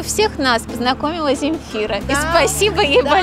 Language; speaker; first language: Russian; native; Russian